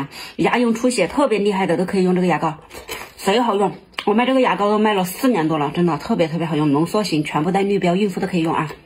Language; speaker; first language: Chinese; native; Chinese